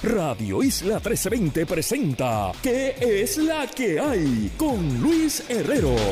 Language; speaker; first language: Spanish; native; Spanish